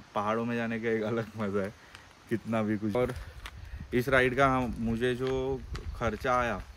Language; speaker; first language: Hindi; non-native, local second language; Marathi